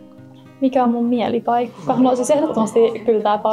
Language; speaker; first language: Finnish; native; Finnish